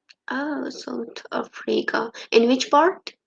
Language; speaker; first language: English; non-native, learner; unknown